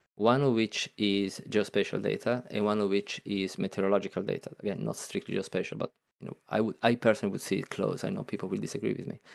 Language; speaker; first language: English; non-native, fluent; Italian